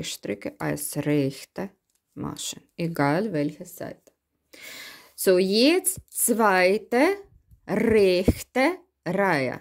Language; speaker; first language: German; non-native, learner; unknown